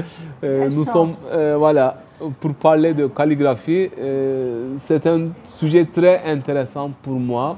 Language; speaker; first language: French; non-native, fluent; Turkish